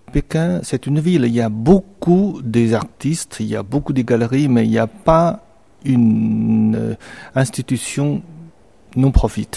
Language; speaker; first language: French; non-native, fluent; Chinese